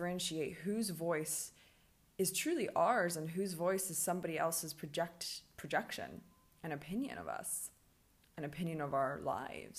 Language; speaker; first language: English; native; English